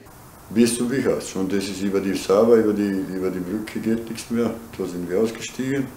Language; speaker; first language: German; non-native, learner; Bosnian